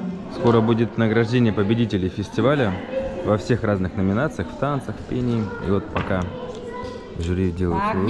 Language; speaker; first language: Russian; native; Russian